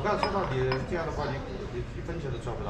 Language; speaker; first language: Chinese; native; Chinese